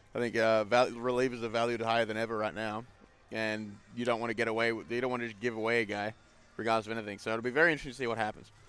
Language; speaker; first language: English; native; English